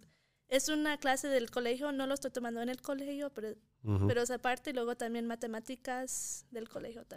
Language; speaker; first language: Spanish; early bilingual, heritage; Spanish